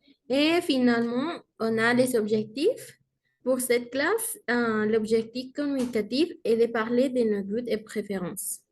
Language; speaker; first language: French; non-native, learner; Spanish